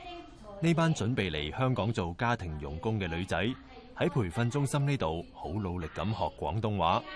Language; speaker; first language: Cantonese; native; Cantonese